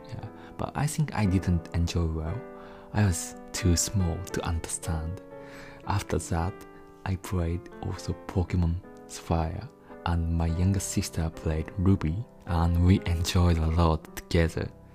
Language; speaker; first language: English; non-native, fluent; Japanese